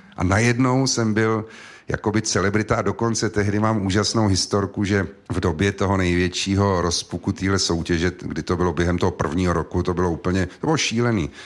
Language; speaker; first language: Czech; native; Czech